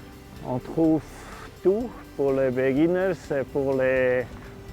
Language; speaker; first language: French; non-native, learner; German